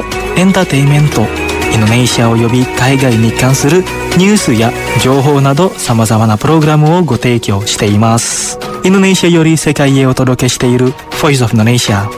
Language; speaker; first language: Japanese; non-native, fluent; Indonesian